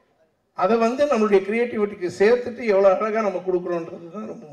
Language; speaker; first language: Tamil; native; Tamil